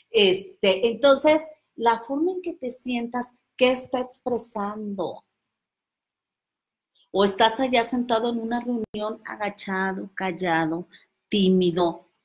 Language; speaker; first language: Spanish; native; Spanish